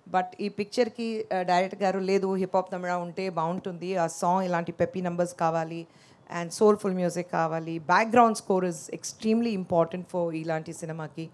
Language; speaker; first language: Telugu; non-native, local second language; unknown